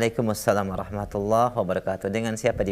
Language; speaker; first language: Indonesian; native; Indonesian